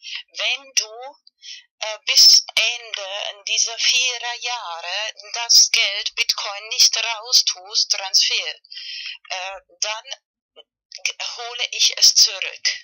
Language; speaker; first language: German; non-native, learner; Spanish